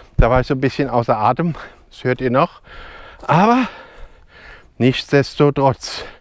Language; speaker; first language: German; native; German